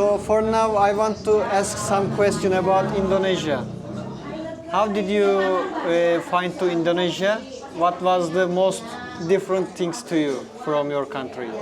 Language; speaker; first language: English; non-native, learner; Turkish